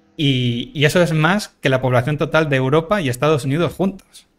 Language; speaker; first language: Spanish; native; Spanish